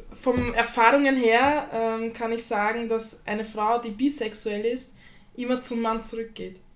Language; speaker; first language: German; early bilingual, other home language; Slovak